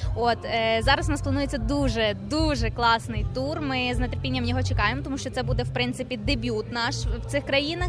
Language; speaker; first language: Ukrainian; native; Ukrainian